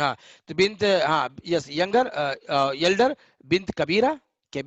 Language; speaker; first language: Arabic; non-native, fluent; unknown